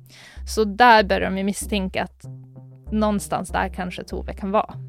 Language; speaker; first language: Swedish; native; Swedish